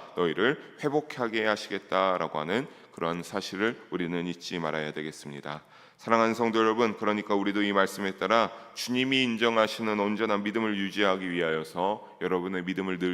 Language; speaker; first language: Korean; native; Korean